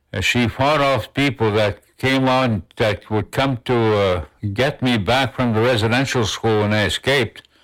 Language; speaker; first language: English; non-native, local second language; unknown